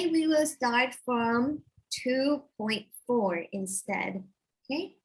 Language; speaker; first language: English; non-native, fluent; Thai